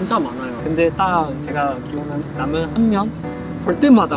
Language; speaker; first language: Korean; non-native, fluent; Chinese